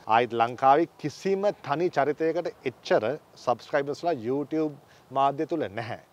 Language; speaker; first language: Sinhala; native; Sinhala